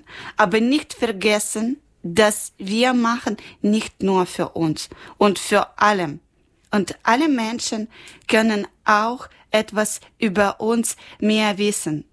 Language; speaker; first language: German; non-native, learner; Ukrainian